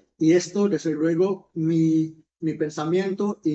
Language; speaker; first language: Spanish; non-native, fluent; Indonesian